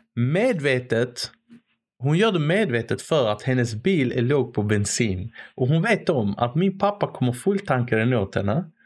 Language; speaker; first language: Swedish; native; Swedish